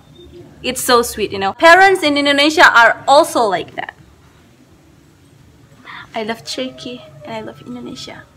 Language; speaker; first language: English; non-native, learner; Indonesian